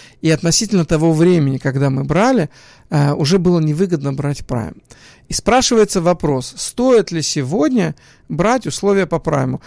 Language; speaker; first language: Russian; early bilingual, other home language; Hebrew